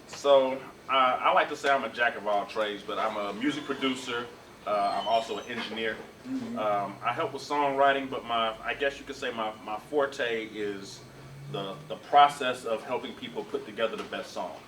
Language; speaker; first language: English; native; English